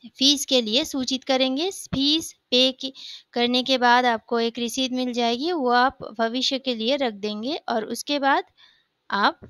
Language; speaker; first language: Hindi; native; Hindi